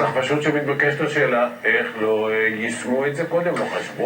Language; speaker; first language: Hebrew; native; Hebrew